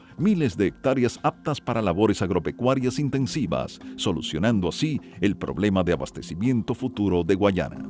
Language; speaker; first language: Spanish; native; Spanish